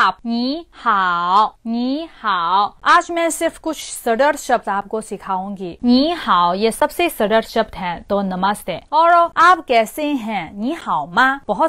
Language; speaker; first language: Hindi; non-native, fluent; Chinese